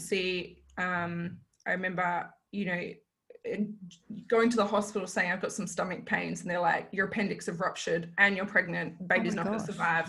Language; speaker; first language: English; native; English